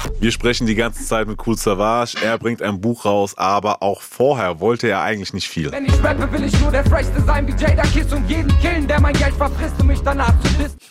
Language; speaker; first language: German; native; German